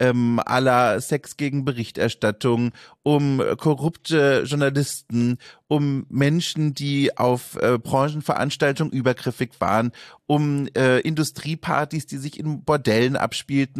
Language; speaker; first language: German; native; German